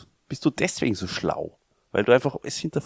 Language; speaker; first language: German; native; German